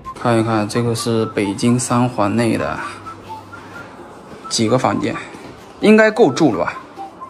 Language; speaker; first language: Chinese; native; Chinese